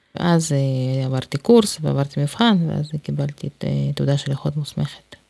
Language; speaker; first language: Hebrew; non-native, fluent; Russian